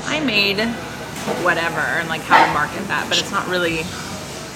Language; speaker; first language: English; native; English